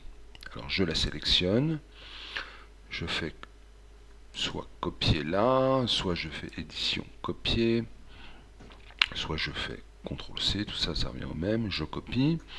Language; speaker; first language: French; native; French